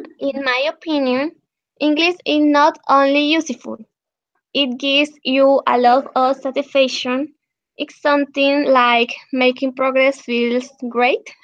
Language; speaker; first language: English; non-native, learner; Spanish